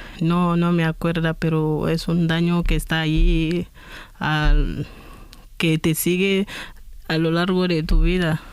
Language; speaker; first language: Spanish; non-native, fluent; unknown